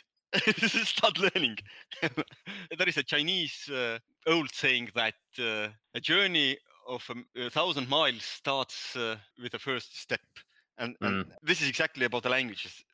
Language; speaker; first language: English; non-native, fluent; Estonian